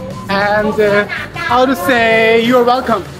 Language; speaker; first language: English; non-native, fluent; Urdu